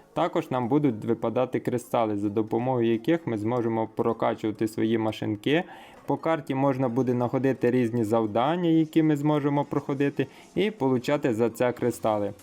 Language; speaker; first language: Ukrainian; native; Ukrainian